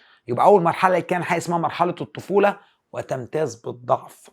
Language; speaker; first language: Arabic; native; Arabic